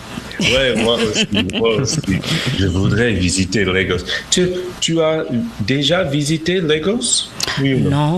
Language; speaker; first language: French; non-native, fluent; English